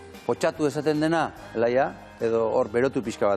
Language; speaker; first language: Basque; native; Basque